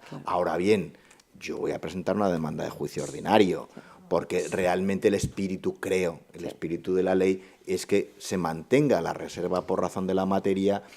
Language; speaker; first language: Spanish; native; Spanish